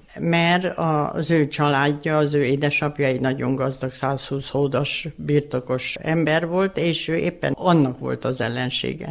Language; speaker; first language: Hungarian; native; Hungarian